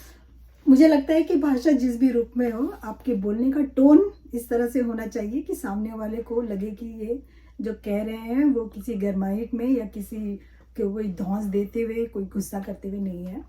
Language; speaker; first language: Hindi; non-native, local second language; Malayalam